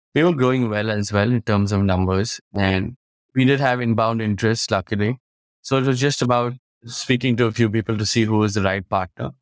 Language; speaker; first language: English; non-native, local second language; Hindi